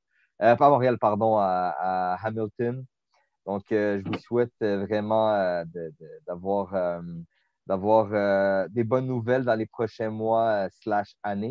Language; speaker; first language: French; native; French